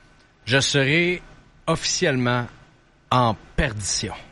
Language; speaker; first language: French; native; French